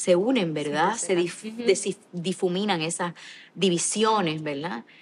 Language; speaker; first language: Spanish; native; Spanish